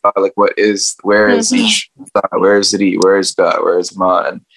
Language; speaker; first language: English; native; English